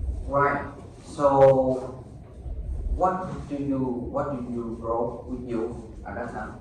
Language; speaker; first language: English; non-native, learner; Vietnamese